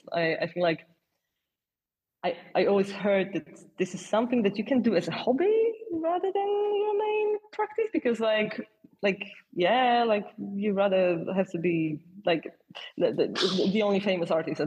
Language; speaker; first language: English; non-native, fluent; Polish